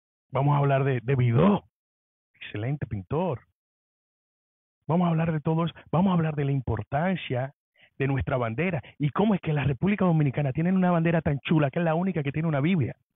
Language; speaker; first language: Spanish; early bilingual, heritage; Spanish